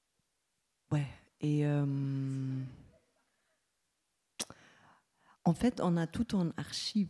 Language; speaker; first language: French; non-native, fluent; German